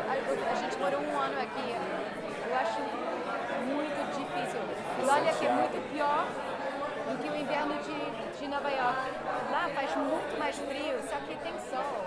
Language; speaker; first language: Portuguese; non-native, fluent; English